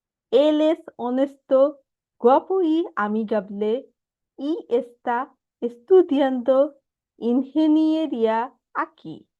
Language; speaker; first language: Spanish; non-native, learner; Bangla